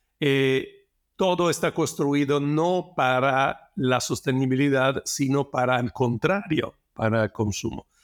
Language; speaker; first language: Spanish; non-native, fluent; Italian